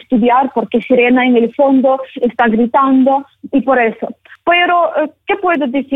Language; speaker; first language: Spanish; non-native, learner; Ukrainian